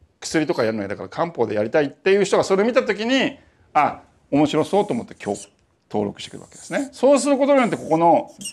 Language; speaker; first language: Japanese; native; Japanese